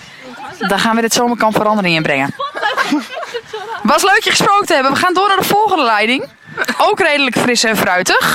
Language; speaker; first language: Dutch; native; Dutch